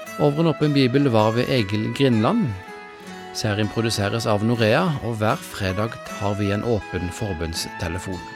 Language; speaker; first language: Norwegian; native; Norwegian